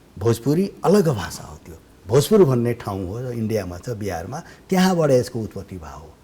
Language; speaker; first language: Nepali; non-native, local second language; Bhojpuri